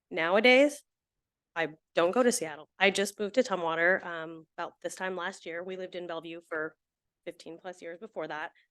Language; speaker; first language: English; native; English